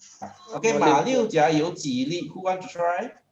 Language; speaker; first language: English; non-native, local second language; Chinese